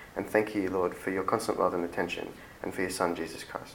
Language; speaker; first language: English; native; English